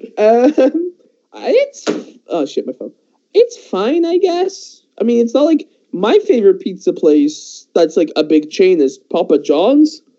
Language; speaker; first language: English; early bilingual, other home language; Persian